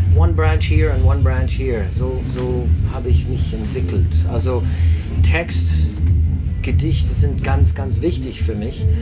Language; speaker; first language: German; non-native, fluent; English